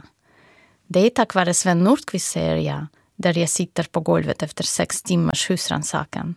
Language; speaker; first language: Swedish; non-native, fluent; Russian